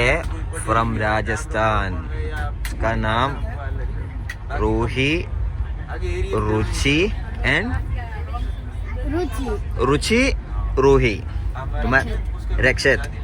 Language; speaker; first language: Hindi; non-native, local second language; Malayalam